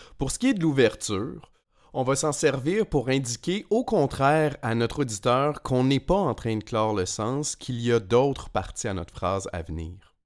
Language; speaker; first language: French; native; French